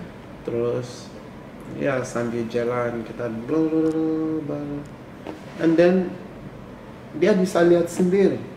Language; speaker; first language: Indonesian; non-native, fluent; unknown